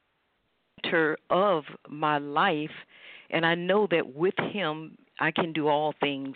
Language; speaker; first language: English; native; English